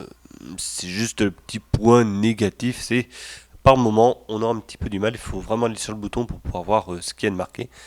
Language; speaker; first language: French; native; French